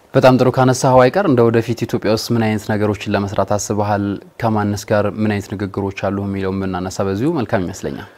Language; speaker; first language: Amharic; native; Amharic